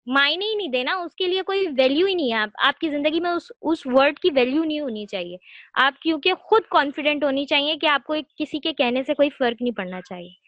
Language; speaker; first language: Urdu; native; Urdu